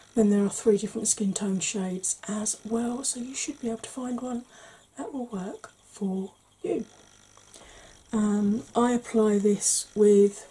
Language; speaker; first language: English; native; English